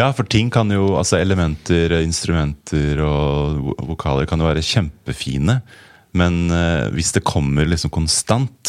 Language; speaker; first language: Norwegian; native; Norwegian